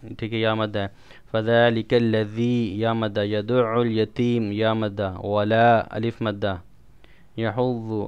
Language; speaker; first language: Urdu; non-native, local second language; Punjabi